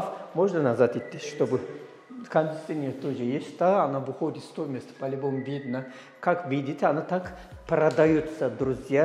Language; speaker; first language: Russian; non-native, fluent; Turkish